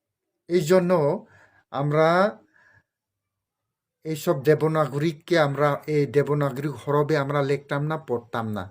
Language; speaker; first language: Bangla; non-native, local second language; Kok Borok